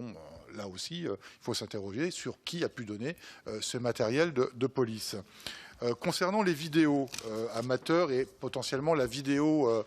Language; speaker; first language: French; native; French